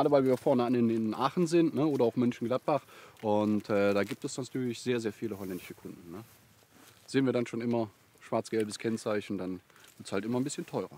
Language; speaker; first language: German; native; German